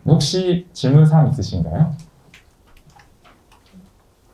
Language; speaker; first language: Korean; native; Korean